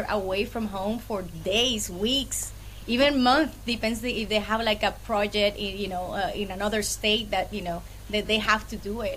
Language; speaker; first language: English; non-native, fluent; Spanish